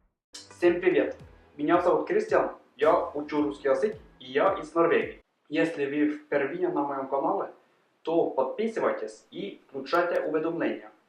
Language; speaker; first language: Russian; non-native, learner; Norwegian